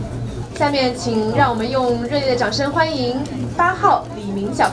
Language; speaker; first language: Chinese; native; Chinese